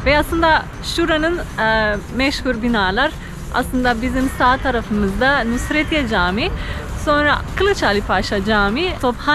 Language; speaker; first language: Turkish; non-native, fluent; Slovenian